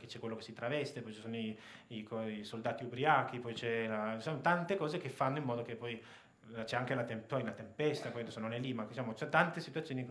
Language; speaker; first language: Italian; native; Italian